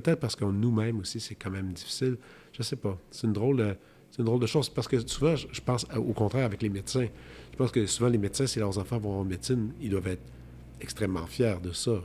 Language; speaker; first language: French; native; French